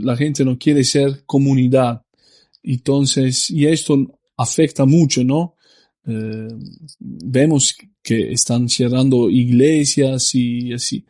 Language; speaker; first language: Spanish; non-native, fluent; Italian